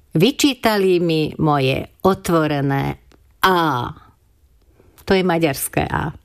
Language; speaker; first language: Slovak; non-native, local second language; Hungarian